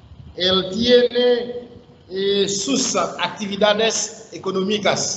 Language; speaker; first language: Spanish; non-native, learner; Haitian Creole